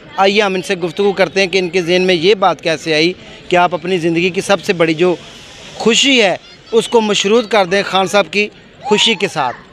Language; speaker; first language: Urdu; non-native, local second language; Punjabi